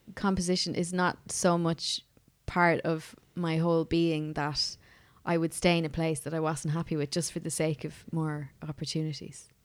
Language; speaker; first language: English; native; English